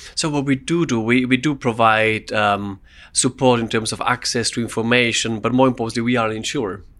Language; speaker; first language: English; non-native, fluent; German